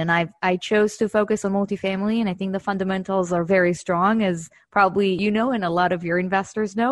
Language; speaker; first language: English; non-native, fluent; Hebrew